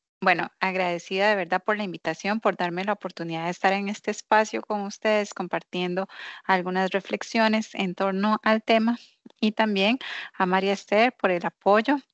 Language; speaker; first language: Spanish; native; Spanish